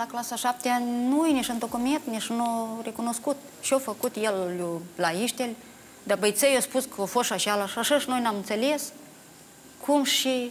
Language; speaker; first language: Romanian; native; Romanian